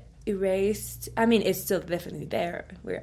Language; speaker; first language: English; non-native, fluent; French